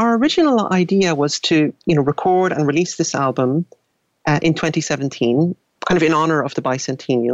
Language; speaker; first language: English; native; English